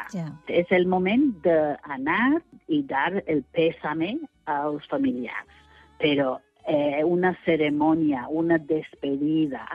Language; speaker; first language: Catalan; non-native, fluent; English